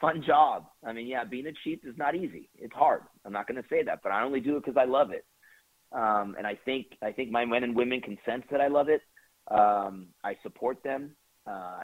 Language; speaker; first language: English; early bilingual, other home language; Spanish